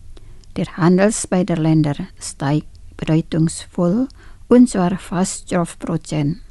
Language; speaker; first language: German; non-native, fluent; Indonesian